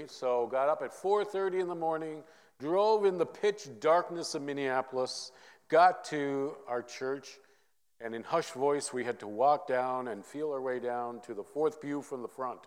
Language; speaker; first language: English; early bilingual, other home language; Vietnamese